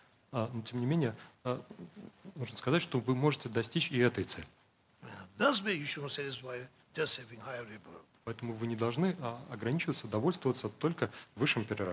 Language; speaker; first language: Russian; native; Russian